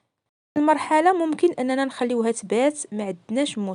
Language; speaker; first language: Arabic; native; Arabic